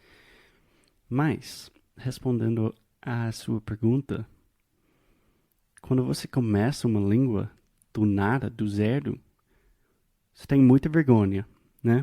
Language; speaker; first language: Portuguese; non-native, fluent; English